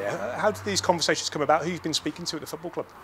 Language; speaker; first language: English; native; English